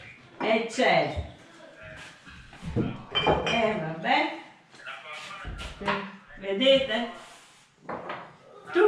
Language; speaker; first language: Italian; native; Italian